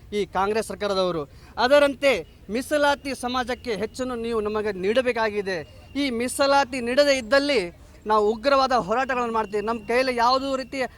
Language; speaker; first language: Kannada; non-native, local second language; Lambadi